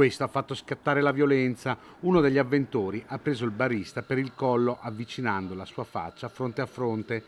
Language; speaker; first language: Italian; native; Italian